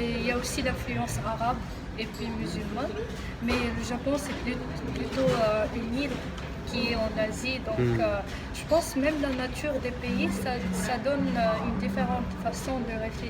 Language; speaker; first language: French; non-native, local second language; Arabic